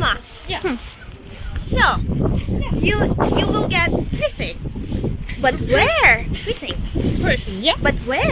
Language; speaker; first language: English; non-native, learner; Turkish